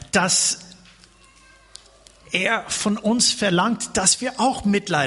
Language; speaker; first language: German; non-native, fluent; English